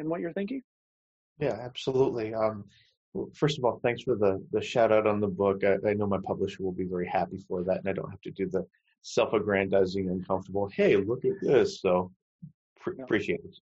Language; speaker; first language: English; native; English